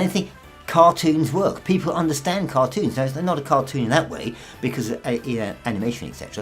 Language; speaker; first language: English; native; English